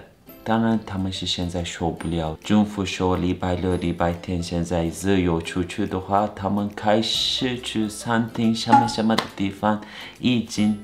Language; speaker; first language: Chinese; non-native, fluent; Turkish